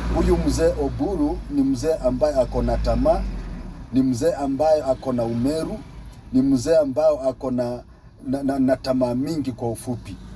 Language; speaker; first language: Swahili; non-native, local second language; Luyia